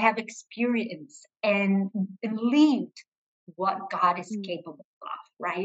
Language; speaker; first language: English; non-native, fluent; Portuguese